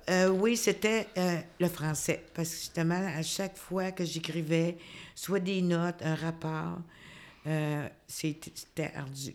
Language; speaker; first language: French; native; French